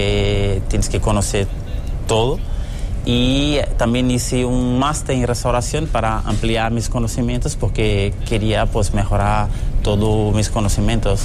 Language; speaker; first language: Spanish; non-native, fluent; Portuguese